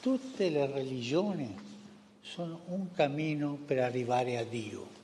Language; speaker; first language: Italian; non-native, fluent; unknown